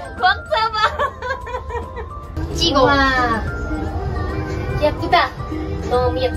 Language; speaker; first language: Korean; non-native, learner; Filipino